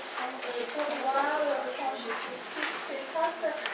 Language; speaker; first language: French; non-native, local second language; Malagasy